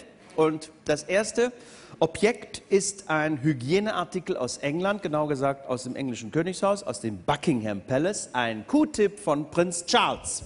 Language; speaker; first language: German; native; German